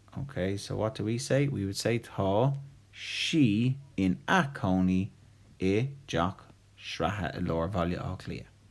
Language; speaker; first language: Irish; non-native, local second language; English